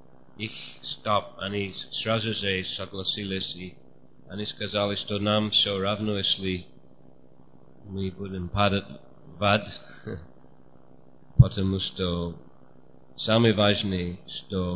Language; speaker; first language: Russian; non-native, fluent; English